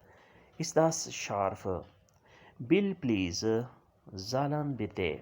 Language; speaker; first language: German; non-native, learner; Urdu